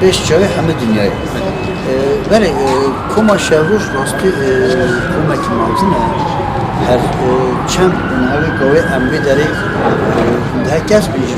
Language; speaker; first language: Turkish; non-native, local second language; Kurdish